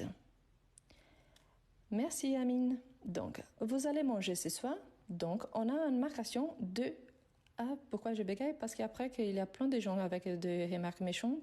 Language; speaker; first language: French; non-native, fluent; Arabic